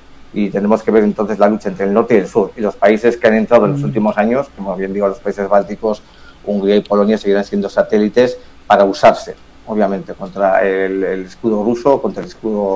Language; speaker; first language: Spanish; native; Spanish